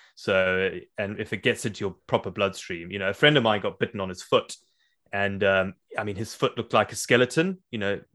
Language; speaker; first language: English; native; English